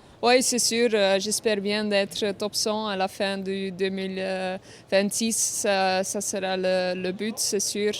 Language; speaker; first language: French; non-native, fluent; Dutch